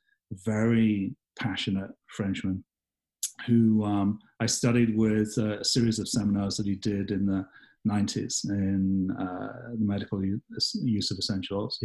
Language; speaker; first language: English; native; English